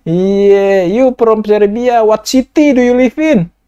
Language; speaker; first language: English; non-native, learner; Indonesian